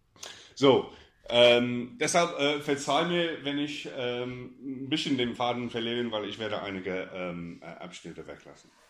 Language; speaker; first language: German; non-native, fluent; English